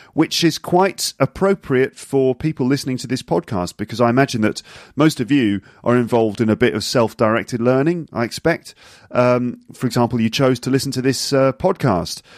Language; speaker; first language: English; native; English